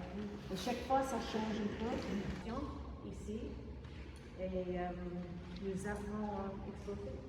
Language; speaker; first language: French; non-native, fluent; English